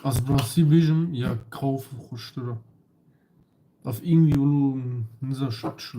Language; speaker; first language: German; early bilingual, other home language; Kurdish